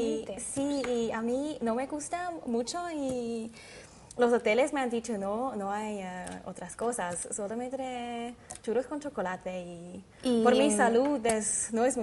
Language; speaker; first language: Spanish; non-native, learner; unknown